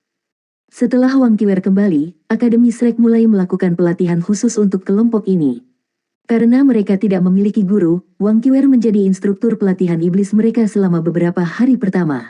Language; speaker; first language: Indonesian; native; Indonesian